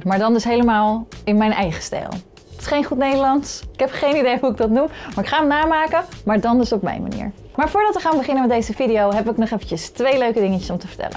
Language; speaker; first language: Dutch; native; Dutch